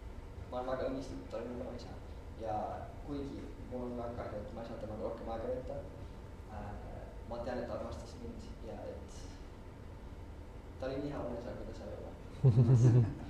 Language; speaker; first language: Estonian; non-native, fluent; English